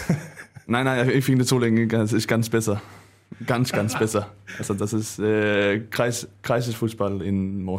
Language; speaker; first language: German; non-native, learner; Danish